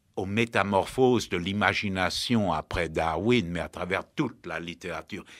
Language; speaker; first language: French; native; French